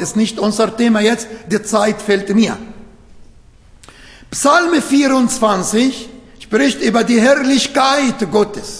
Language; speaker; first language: German; non-native, fluent; Arabic